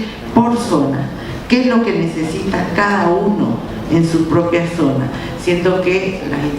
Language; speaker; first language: Spanish; native; Spanish